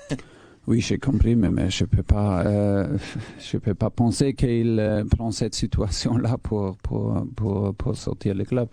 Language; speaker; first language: French; non-native, fluent; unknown